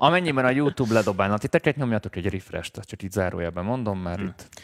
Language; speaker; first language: Hungarian; native; Hungarian